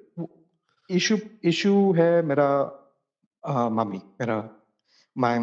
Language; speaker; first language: Hindi; non-native, local second language; Malayalam